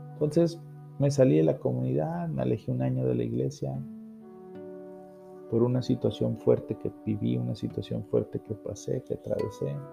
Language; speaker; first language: Spanish; native; Spanish